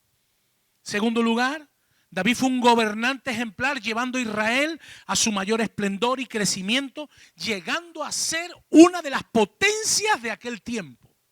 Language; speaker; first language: Spanish; native; Spanish